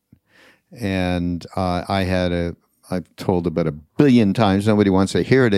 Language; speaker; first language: English; native; English